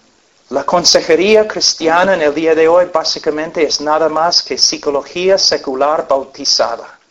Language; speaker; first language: Spanish; non-native, fluent; English